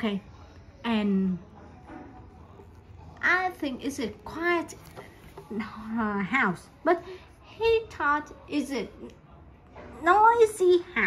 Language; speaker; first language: English; non-native, learner; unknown